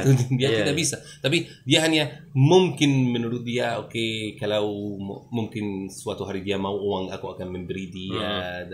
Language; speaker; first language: Indonesian; non-native, learner; French